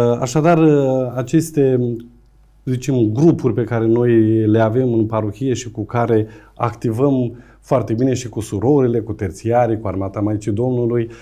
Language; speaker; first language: Romanian; native; Romanian